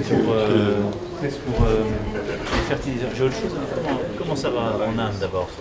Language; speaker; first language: French; native; French